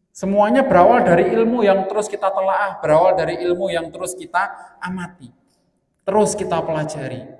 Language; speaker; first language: Indonesian; non-native, local second language; Javanese